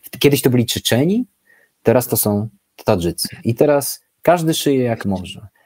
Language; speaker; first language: Polish; native; Polish